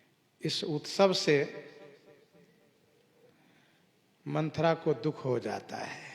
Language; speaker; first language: Hindi; native; Hindi